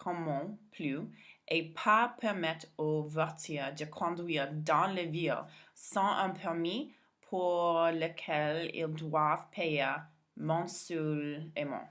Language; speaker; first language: French; non-native, learner; English